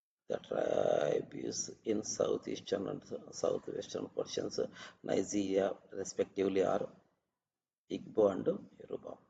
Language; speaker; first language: English; non-native, local second language; Telugu